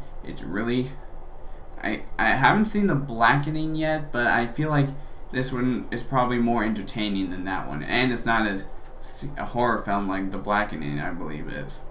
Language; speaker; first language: English; native; English